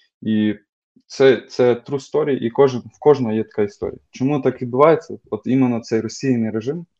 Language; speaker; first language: Ukrainian; native; Ukrainian